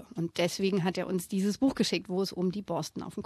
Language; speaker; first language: German; native; German